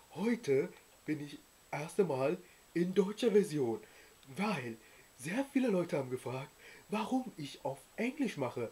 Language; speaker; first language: German; early bilingual, other home language; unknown